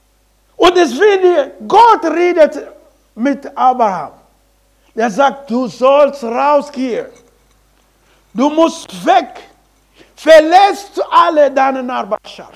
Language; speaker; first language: German; non-native, learner; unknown